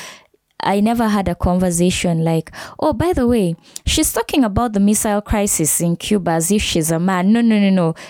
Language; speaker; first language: English; non-native, local second language; Ganda